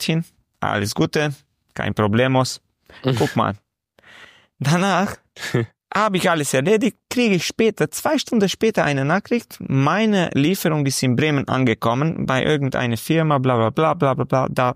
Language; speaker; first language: German; non-native, learner; Romanian